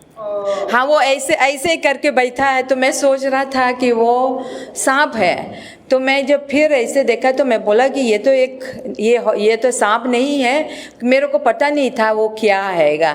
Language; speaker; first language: Hindi; non-native, local second language; Marathi